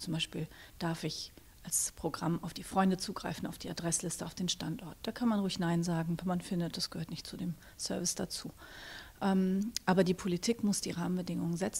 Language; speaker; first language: German; native; German